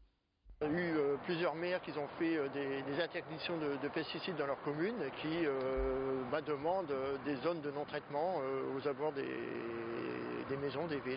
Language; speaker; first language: French; native; French